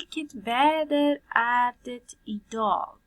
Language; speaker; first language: Swedish; non-native, fluent; Persian